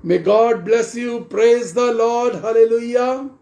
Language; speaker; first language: English; non-native, local second language; Hindi